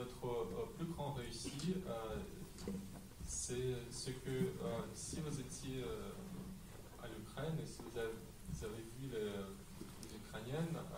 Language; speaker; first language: French; non-native, fluent; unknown